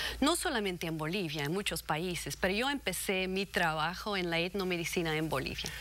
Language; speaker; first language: Spanish; non-native, fluent; Dutch